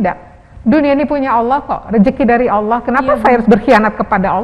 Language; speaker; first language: Indonesian; native; Indonesian